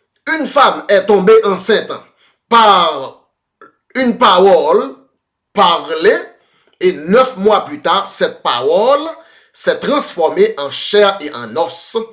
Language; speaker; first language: French; non-native, local second language; Haitian Creole